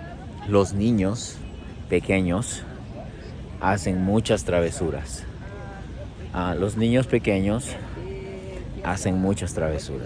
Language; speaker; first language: Spanish; early bilingual, heritage; Spanish